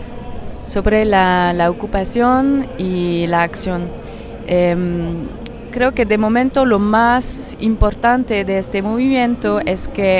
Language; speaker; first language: Spanish; non-native, fluent; French